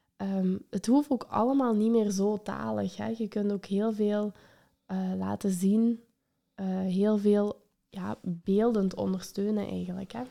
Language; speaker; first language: Dutch; native; Dutch